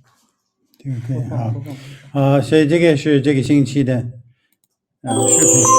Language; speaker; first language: Chinese; non-native, fluent; English